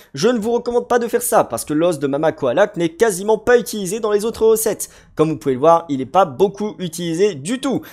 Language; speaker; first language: French; native; French